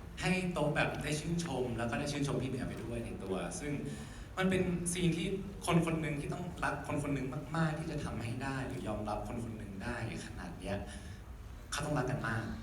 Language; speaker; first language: Thai; native; Thai